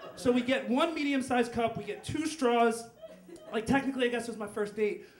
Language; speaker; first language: English; native; English